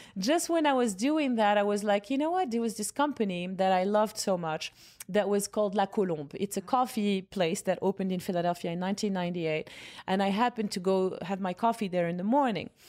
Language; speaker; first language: English; non-native, fluent; Arabic